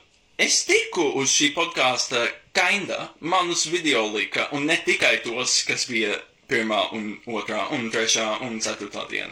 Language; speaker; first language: Latvian; non-native, local second language; English